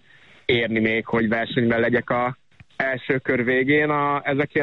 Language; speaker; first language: Hungarian; native; Hungarian